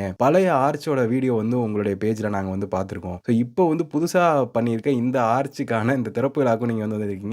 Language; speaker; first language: Tamil; native; Tamil